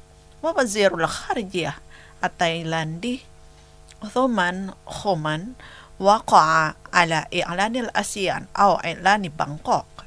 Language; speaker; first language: Arabic; non-native, fluent; Indonesian